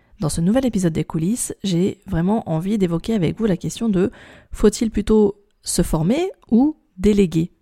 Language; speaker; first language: French; native; French